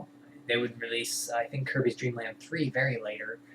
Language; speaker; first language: English; native; English